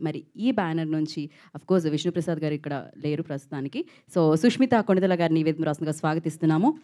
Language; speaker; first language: Telugu; native; Telugu